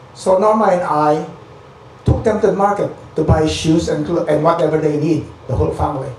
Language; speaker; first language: English; non-native, local second language; Filipino